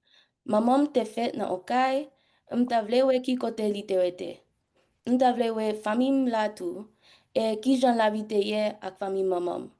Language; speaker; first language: Haitian Creole; early bilingual, heritage; English